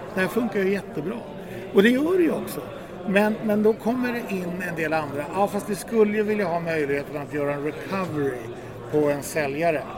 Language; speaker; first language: Swedish; native; Swedish